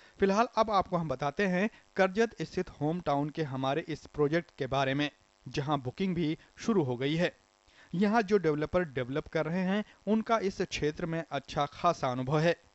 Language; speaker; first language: Hindi; non-native, local second language; Marathi